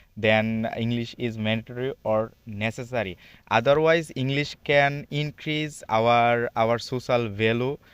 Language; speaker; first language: English; non-native, learner; Bangla